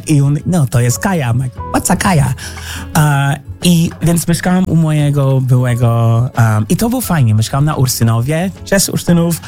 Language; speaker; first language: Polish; non-native, learner; English